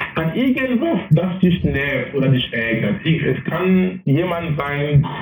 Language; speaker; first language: German; non-native, fluent; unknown